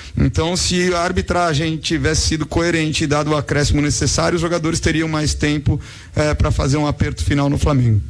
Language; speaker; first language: Portuguese; native; Portuguese